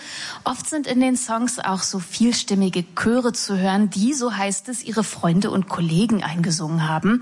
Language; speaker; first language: German; native; German